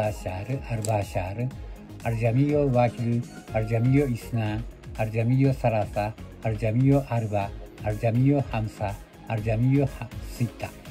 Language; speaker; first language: Arabic; non-native, learner; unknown